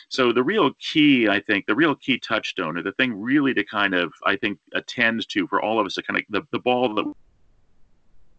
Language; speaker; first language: English; native; English